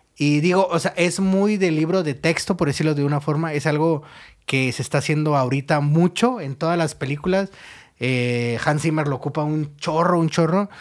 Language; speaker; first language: Spanish; native; Spanish